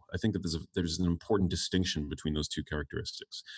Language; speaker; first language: English; native; English